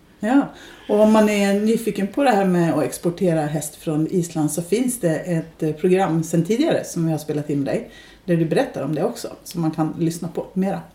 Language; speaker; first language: Swedish; native; Swedish